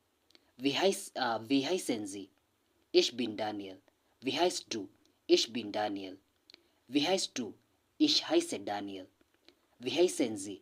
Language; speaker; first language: German; non-native, learner; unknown